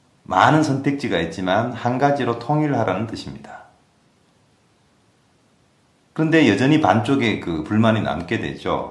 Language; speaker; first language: Korean; native; Korean